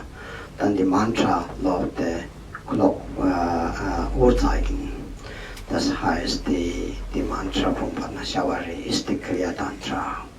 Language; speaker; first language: German; non-native, learner; Tibetan